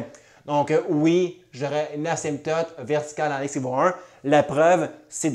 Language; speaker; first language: French; native; French